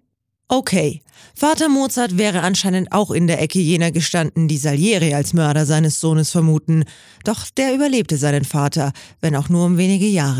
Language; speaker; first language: German; native; German